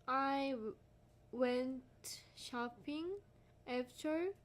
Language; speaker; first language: English; non-native, learner; Korean